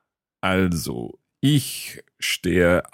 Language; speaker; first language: German; non-native, learner; English